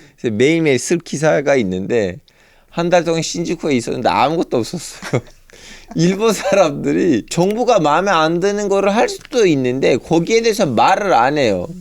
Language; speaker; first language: Korean; native; Korean